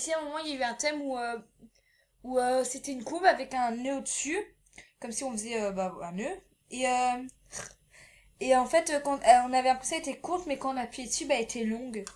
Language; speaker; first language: French; native; French